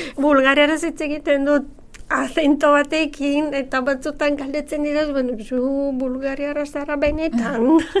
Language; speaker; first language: Basque; non-native, fluent; Bulgarian